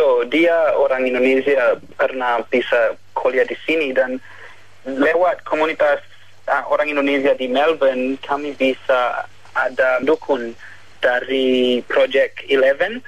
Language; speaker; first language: Indonesian; non-native, learner; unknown